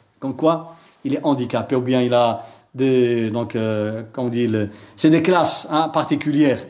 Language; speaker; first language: French; non-native, local second language; Arabic